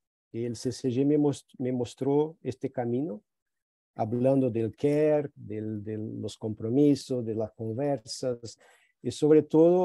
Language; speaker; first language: Spanish; non-native, fluent; Portuguese